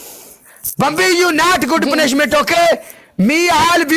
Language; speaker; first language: English; non-native, learner; Punjabi